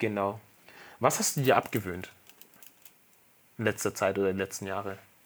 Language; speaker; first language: German; native; German